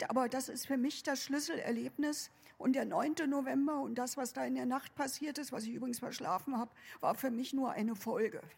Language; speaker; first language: German; native; German